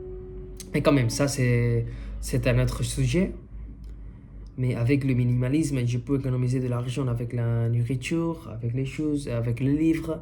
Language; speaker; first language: French; non-native, fluent; Spanish